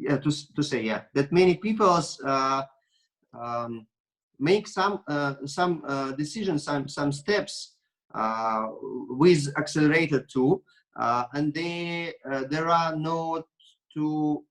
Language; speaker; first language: English; non-native, learner; Russian